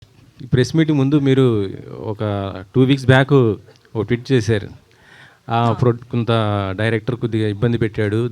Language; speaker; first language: Telugu; native; Telugu